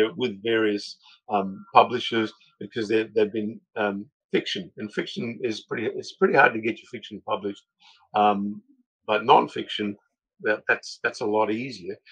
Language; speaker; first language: English; native; English